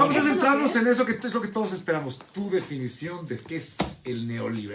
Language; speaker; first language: Spanish; native; Spanish